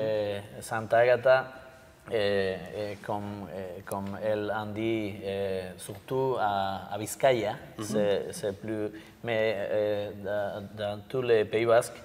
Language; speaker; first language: French; non-native, learner; Basque